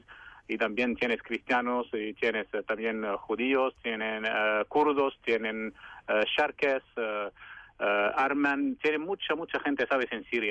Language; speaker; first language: Spanish; non-native, fluent; Arabic